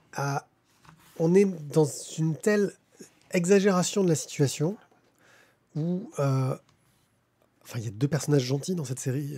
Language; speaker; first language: French; native; French